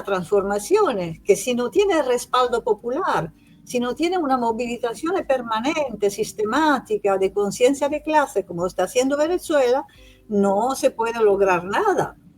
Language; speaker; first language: Spanish; non-native, fluent; Italian